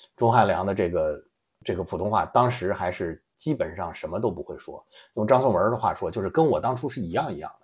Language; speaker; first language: Chinese; native; Chinese